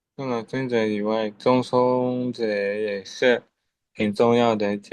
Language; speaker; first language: Chinese; non-native, learner; Burmese